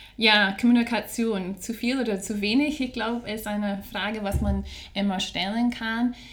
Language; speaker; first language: German; non-native, fluent; English